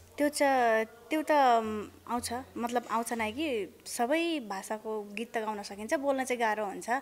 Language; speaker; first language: Nepali; non-native, local second language; Dangaura Tharu